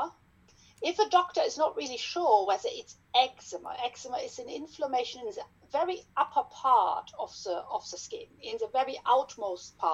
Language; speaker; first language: English; non-native, fluent; German